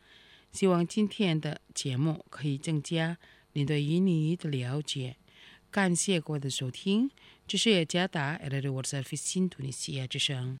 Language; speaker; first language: Chinese; non-native, fluent; Indonesian